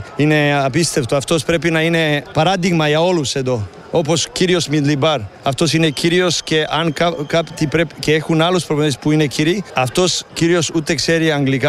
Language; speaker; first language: Greek; non-native, learner; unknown